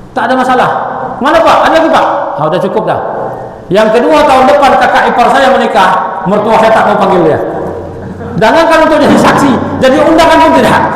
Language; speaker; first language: Indonesian; native; Indonesian